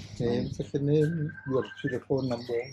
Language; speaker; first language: English; non-native, learner; Thai